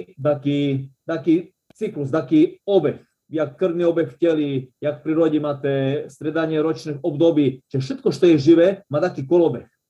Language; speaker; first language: Slovak; non-native, local second language; Rusyn